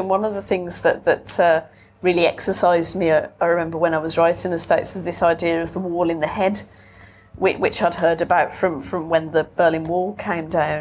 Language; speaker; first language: English; native; English